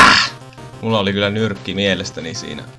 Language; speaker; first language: Finnish; native; Finnish